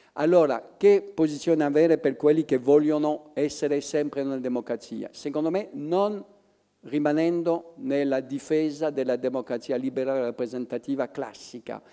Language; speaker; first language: Italian; non-native, fluent; French